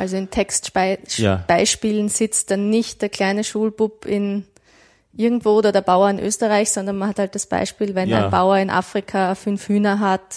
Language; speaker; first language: German; native; German